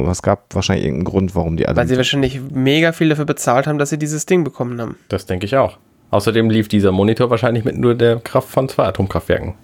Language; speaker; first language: German; native; German